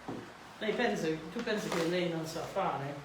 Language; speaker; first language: Italian; early bilingual, heritage; Italian